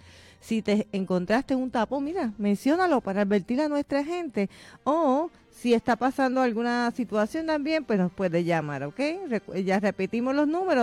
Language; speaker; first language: Spanish; native; Spanish